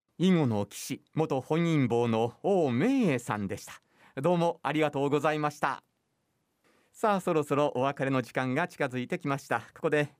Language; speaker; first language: Japanese; native; Japanese